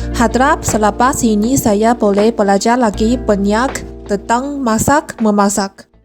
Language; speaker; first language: Malay; non-native, learner; Chinese